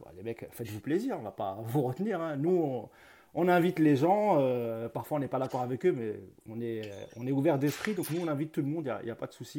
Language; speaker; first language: French; native; French